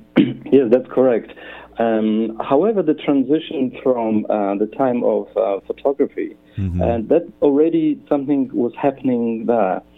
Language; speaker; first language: English; non-native, fluent; Polish